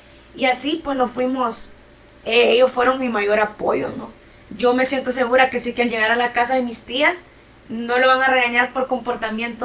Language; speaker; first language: Spanish; native; Spanish